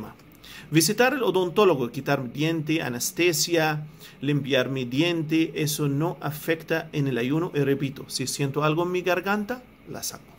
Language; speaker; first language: Spanish; non-native, fluent; Arabic